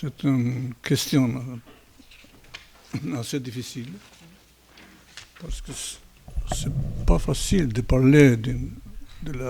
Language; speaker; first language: French; non-native, fluent; Albanian